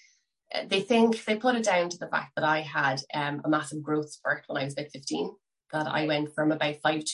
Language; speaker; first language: English; native; English